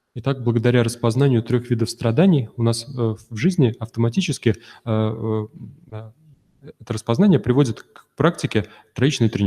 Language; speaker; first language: Russian; native; Russian